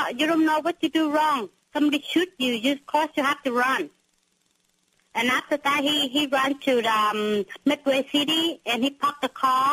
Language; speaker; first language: English; non-native, learner; Vietnamese